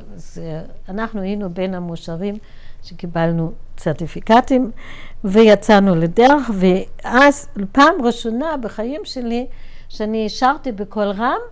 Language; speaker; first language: Hebrew; non-native, fluent; German